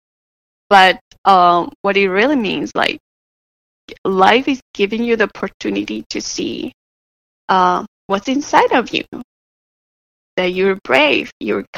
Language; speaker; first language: English; non-native, fluent; Spanish